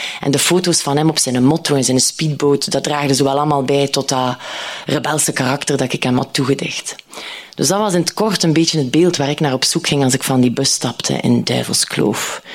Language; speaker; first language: Dutch; native; Dutch